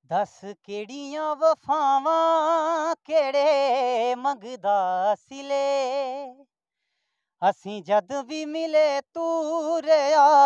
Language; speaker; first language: Hindi; native; Hindi